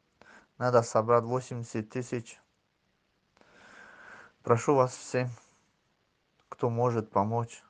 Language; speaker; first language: Russian; non-native, learner; Tajik